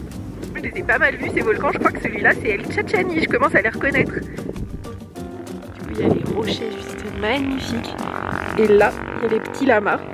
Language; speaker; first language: French; native; French